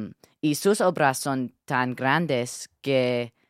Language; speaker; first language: Spanish; non-native, learner; English